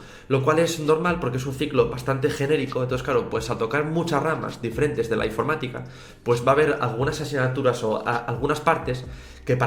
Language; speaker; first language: Spanish; native; Spanish